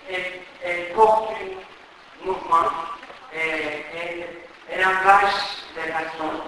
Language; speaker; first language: French; non-native, fluent; Turkish